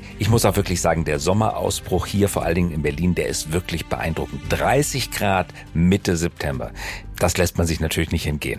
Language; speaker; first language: German; native; German